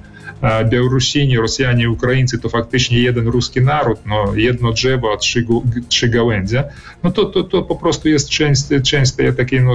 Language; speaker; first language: Polish; early bilingual, heritage; Polish